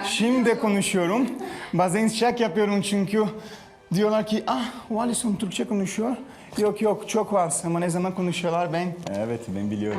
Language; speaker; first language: Turkish; non-native, learner; Portuguese